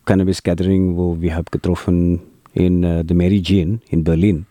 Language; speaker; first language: German; non-native, learner; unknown